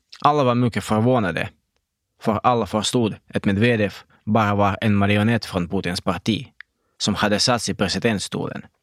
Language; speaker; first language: Swedish; non-native, fluent; Russian